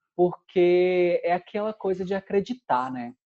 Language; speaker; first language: Portuguese; native; Portuguese